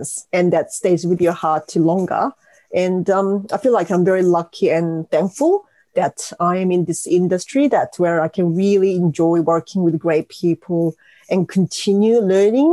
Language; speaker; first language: English; non-native, fluent; Korean